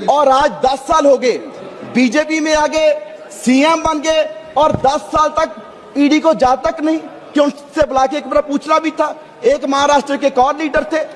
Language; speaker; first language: Hindi; non-native, local second language; Punjabi